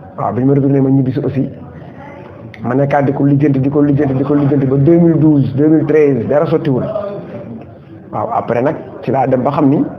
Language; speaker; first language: Wolof; native; Wolof